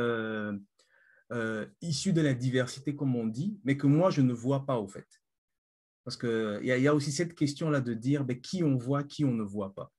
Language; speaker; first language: French; non-native, local second language; Lingala